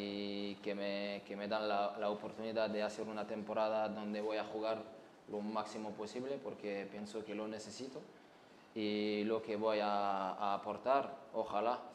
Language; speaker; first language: Spanish; non-native, learner; French